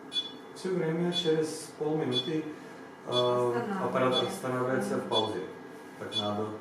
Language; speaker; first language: Russian; non-native, learner; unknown